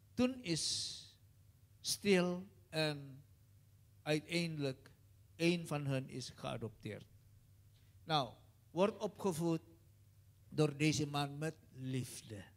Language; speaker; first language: Dutch; non-native, learner; Indonesian